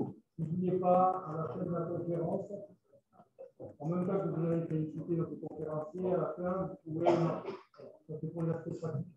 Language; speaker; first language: French; native; French